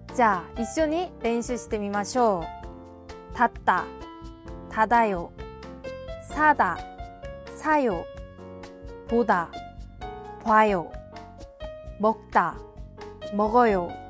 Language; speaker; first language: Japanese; non-native, fluent; Korean